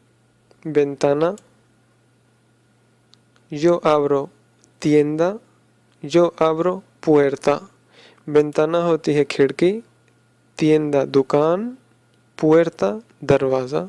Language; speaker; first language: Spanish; non-native, learner; Urdu